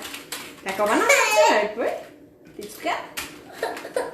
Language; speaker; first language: French; native; French